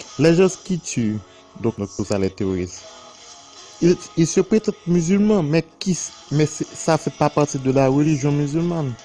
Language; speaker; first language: French; non-native, local second language; Haitian Creole